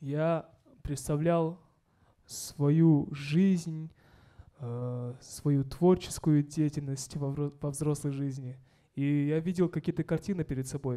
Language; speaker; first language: Russian; non-native, local second language; Kazakh